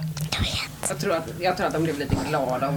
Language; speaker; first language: Swedish; native; Swedish